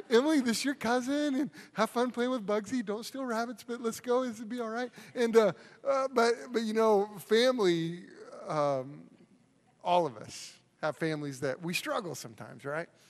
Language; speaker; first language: English; native; English